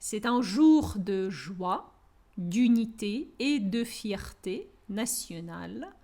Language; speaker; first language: French; non-native, fluent; Ukrainian